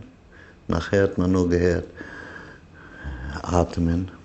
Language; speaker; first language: German; non-native, learner; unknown